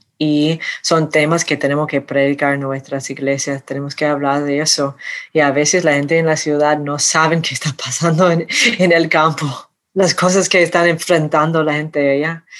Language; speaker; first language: Spanish; non-native, fluent; English